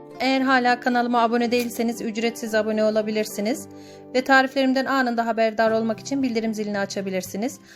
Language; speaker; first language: Turkish; native; Turkish